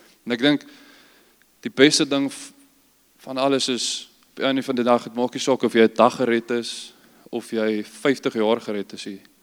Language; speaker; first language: Afrikaans; early bilingual, heritage; Afrikaans